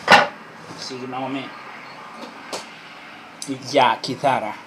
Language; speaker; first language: Greek; non-native, fluent; Italian